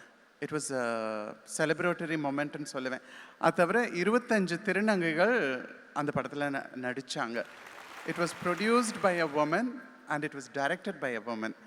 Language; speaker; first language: Tamil; native; Tamil